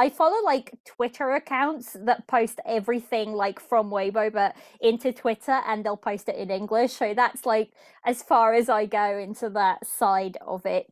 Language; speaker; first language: English; early bilingual, other home language; Portuguese